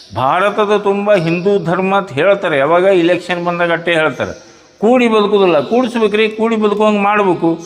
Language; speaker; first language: Kannada; native; Kannada